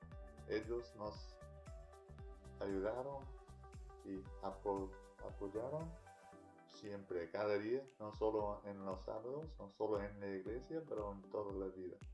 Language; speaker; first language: Spanish; non-native, learner; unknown